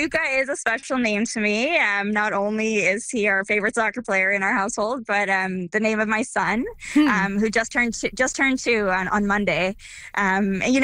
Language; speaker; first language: English; early bilingual, other home language; Croatian